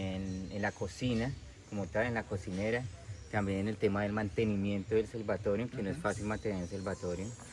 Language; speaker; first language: Spanish; native; Spanish